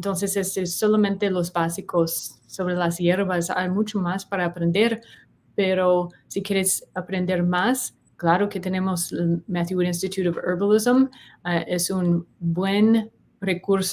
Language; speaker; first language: Spanish; non-native, learner; English